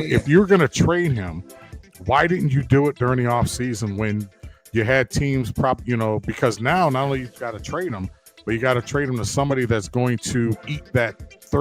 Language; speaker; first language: English; native; English